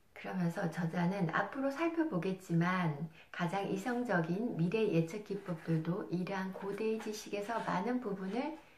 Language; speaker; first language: Korean; native; Korean